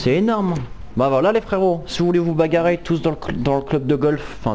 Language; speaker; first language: French; native; French